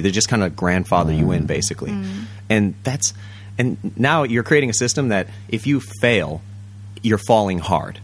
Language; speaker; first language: English; early bilingual, other home language; Japanese